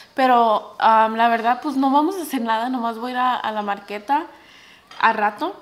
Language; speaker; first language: Spanish; early bilingual, heritage; Spanish